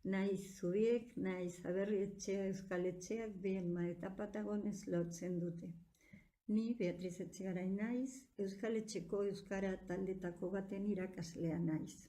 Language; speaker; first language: Basque; non-native, fluent; Spanish